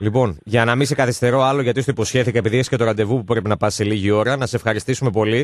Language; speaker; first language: Greek; native; Greek